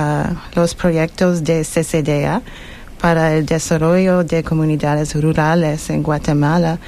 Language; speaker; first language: Spanish; non-native, learner; English